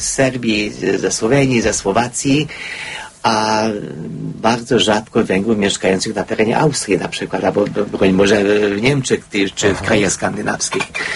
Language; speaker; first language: Polish; non-native, fluent; Hungarian